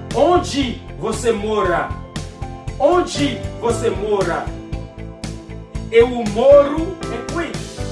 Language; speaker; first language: Portuguese; non-native, fluent; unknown